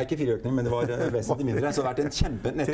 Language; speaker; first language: Norwegian; native; Norwegian